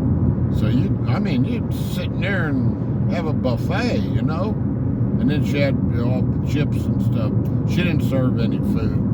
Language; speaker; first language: English; native; English